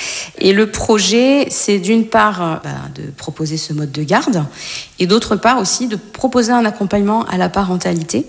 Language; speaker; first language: French; native; French